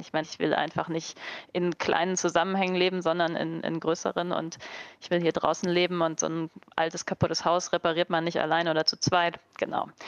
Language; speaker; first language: German; native; German